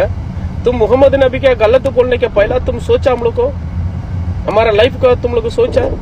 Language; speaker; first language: Hindi; non-native, local second language; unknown